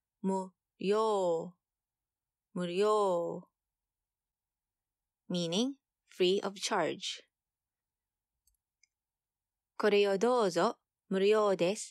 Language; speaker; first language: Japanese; non-native, fluent; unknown